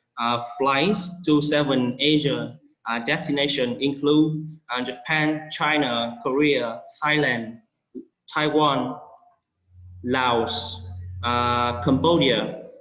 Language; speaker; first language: English; non-native, fluent; Vietnamese